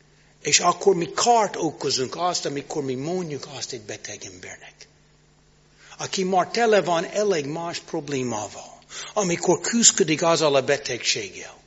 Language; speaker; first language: Hungarian; non-native, learner; English